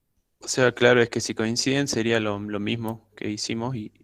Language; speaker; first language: Spanish; native; Spanish